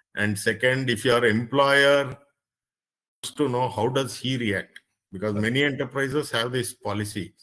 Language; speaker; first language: English; non-native, local second language; Kannada